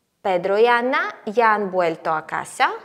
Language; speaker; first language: Spanish; non-native, fluent; Ukrainian